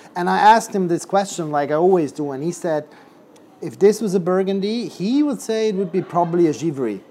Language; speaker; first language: English; non-native, fluent; Swiss German